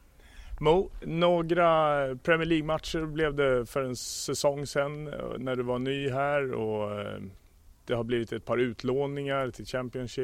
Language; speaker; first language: Swedish; native; Swedish